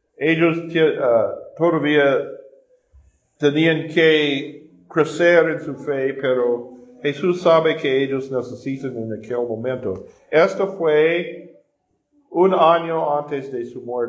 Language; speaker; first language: Spanish; non-native, fluent; English